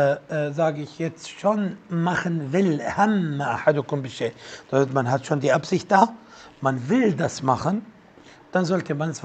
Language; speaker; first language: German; non-native, fluent; Arabic